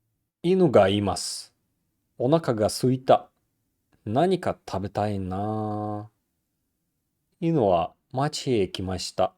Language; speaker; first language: Japanese; non-native, learner; Russian